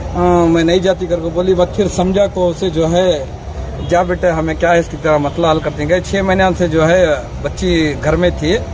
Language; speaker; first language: Hindi; non-native, local second language; Urdu